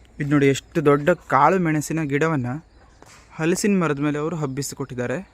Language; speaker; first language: Kannada; non-native, local second language; Konkani